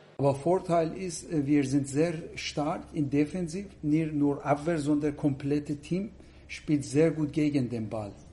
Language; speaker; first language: German; non-native, fluent; Persian